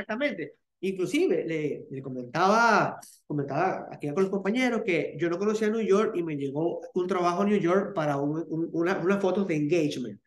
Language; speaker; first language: Spanish; native; Spanish